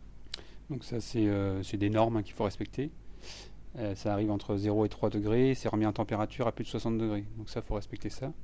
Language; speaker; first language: French; native; French